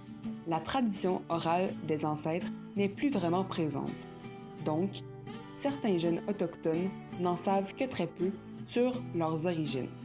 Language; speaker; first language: French; native; French